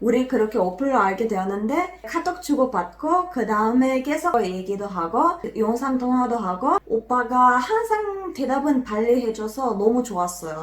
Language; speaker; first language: Korean; non-native, fluent; Macedonian